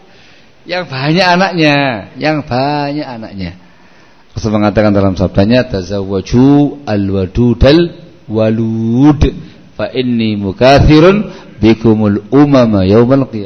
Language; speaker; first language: Indonesian; non-native, local second language; Javanese